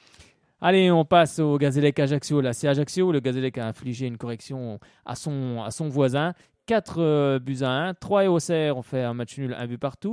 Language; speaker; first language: French; native; French